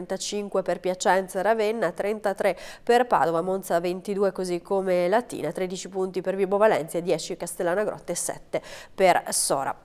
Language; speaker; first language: Italian; native; Italian